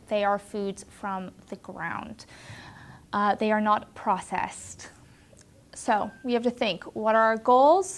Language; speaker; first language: English; native; English